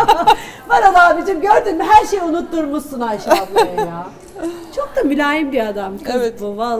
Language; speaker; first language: Turkish; native; Turkish